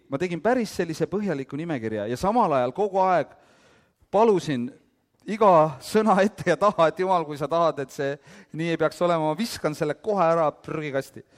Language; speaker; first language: Estonian; early bilingual, heritage; Estonian